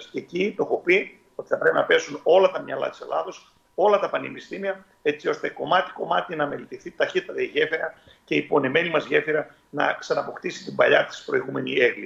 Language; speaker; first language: Greek; native; Greek